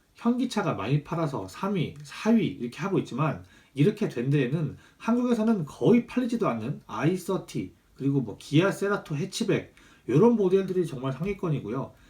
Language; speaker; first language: Korean; native; Korean